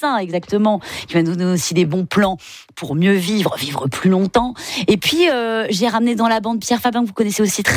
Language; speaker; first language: French; native; French